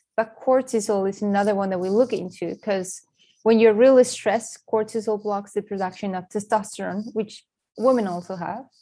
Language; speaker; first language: English; non-native, fluent; Spanish